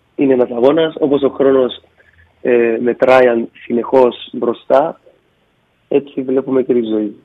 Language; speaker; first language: Greek; native; Greek